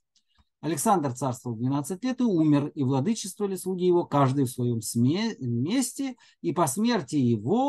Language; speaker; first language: Russian; native; Russian